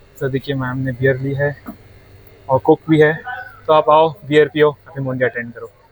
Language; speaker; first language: Hindi; native; Hindi